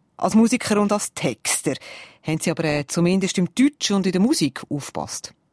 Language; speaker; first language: German; native; German